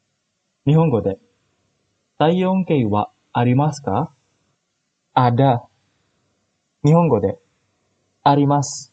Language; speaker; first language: Japanese; non-native, fluent; Indonesian